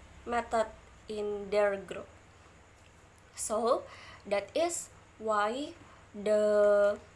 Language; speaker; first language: English; non-native, learner; Indonesian